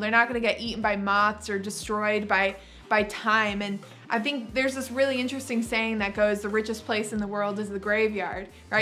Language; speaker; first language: English; native; English